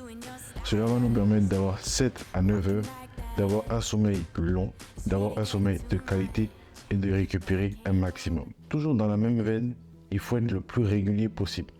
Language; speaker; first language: French; native; French